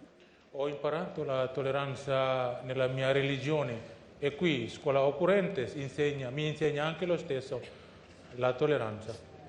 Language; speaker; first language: Italian; non-native, fluent; Indonesian